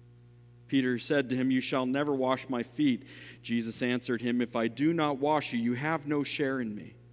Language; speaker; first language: English; native; English